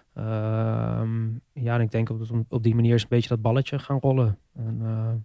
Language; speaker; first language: Dutch; native; Dutch